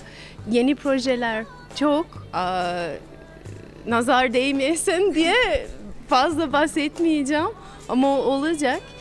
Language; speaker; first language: Turkish; non-native, fluent; English